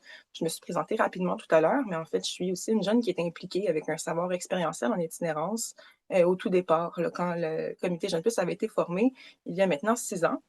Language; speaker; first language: French; native; French